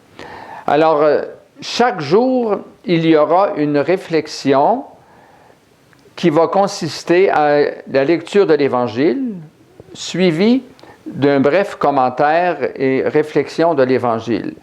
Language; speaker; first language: French; native; French